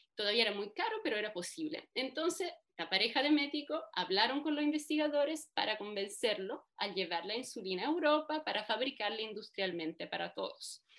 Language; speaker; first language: Spanish; non-native, fluent; Italian